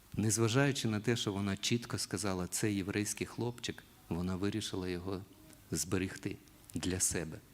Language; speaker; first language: Ukrainian; native; Ukrainian